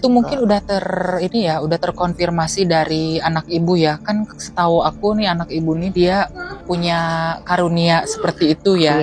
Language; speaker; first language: Indonesian; native; Indonesian